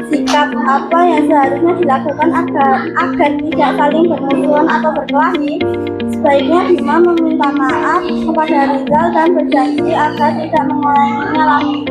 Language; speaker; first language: Indonesian; native; Indonesian